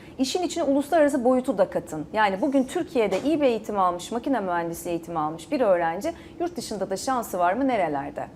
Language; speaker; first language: Turkish; native; Turkish